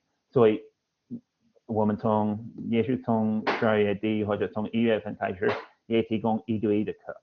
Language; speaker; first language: Chinese; non-native, fluent; English